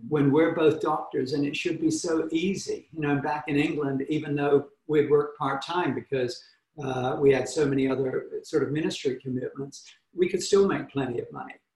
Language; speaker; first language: English; native; English